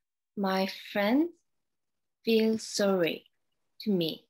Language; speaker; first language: English; non-native, learner; Korean